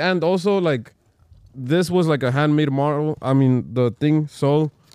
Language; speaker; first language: English; early bilingual, other home language; Spanish